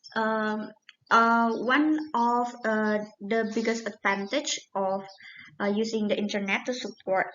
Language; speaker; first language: English; non-native, learner; Indonesian